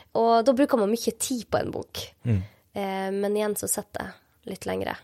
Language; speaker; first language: Norwegian; native; Norwegian